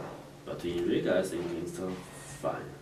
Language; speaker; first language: English; non-native, learner; Chinese